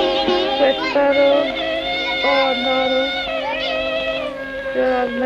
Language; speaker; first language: Swedish; non-native, fluent; Spanish